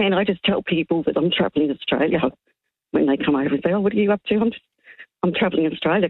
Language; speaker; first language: English; native; English